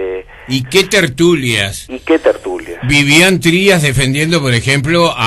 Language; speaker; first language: Spanish; native; Spanish